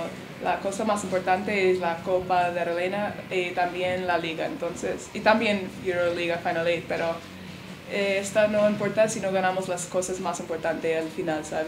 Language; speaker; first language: Spanish; non-native, learner; English